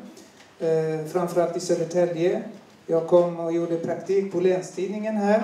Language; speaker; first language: Swedish; non-native, fluent; Turoyo